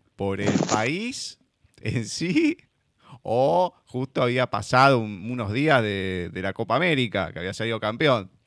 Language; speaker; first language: Spanish; native; Spanish